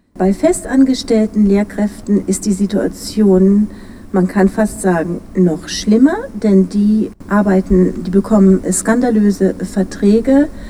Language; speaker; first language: German; native; German